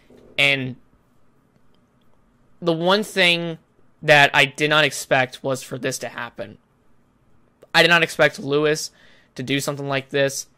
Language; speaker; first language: English; native; English